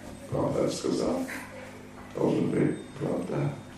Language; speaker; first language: Russian; non-native, learner; English